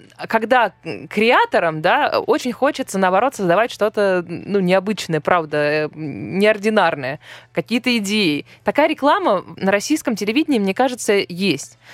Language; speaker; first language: Russian; native; Russian